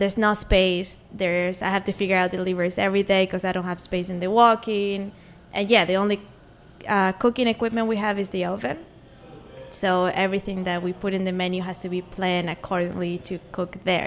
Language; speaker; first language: English; non-native, fluent; Spanish